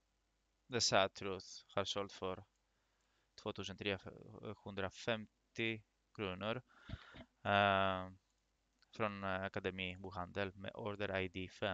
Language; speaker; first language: Swedish; non-native, fluent; Greek